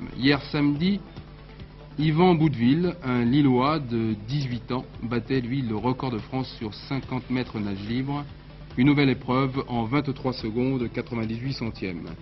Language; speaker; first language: French; native; French